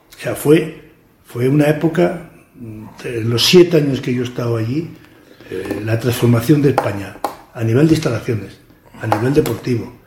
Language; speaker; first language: Spanish; native; Spanish